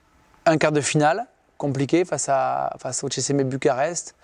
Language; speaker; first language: French; native; French